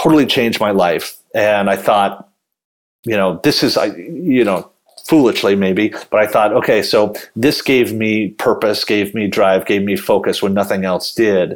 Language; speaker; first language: English; native; English